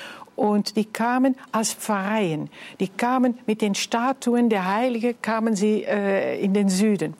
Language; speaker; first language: German; non-native, fluent; Dutch